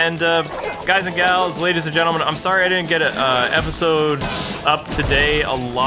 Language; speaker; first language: English; native; English